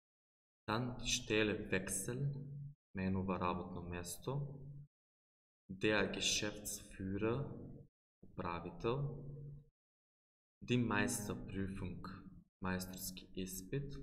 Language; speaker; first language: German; non-native, fluent; Macedonian